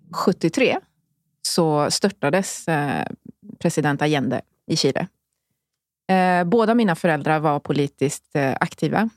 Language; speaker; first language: Swedish; early bilingual, other home language; Spanish